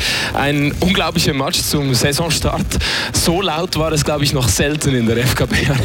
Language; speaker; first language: German; native; German